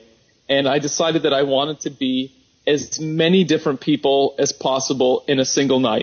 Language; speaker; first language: English; native; English